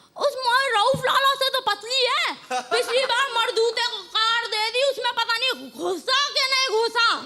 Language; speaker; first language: Hindi; native; Hindi